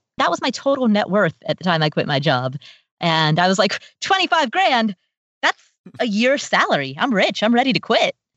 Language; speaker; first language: English; early bilingual, other home language; Nepali